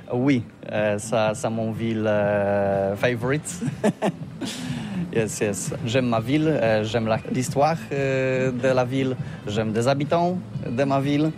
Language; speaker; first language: French; non-native, learner; Polish